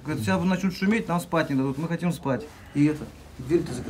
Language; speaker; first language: Russian; native; Russian